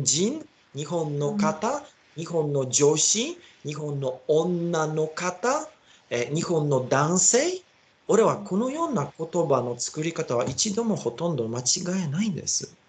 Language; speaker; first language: Japanese; non-native, learner; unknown